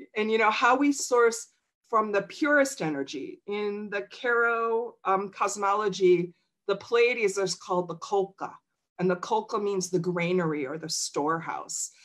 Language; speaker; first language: English; native; English